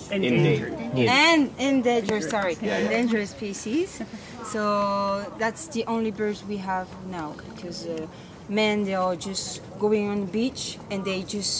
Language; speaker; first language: English; non-native, learner; French